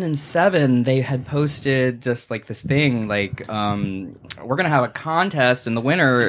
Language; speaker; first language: English; native; English